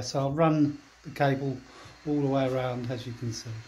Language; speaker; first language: English; native; English